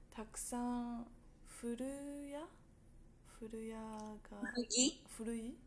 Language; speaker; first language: Japanese; non-native, learner; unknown